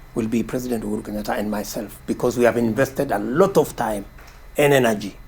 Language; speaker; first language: English; non-native, local second language; Kalenjin